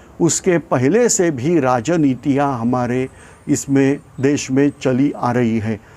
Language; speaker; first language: Hindi; non-native, local second language; Marathi